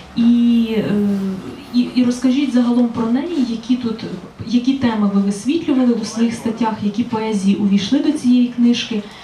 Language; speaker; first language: Ukrainian; native; Ukrainian